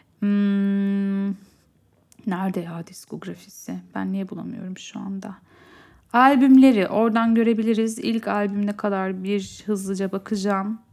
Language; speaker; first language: Turkish; native; Turkish